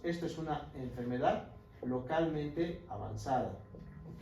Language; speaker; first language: Spanish; native; Spanish